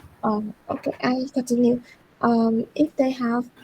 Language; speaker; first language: English; non-native, learner; Vietnamese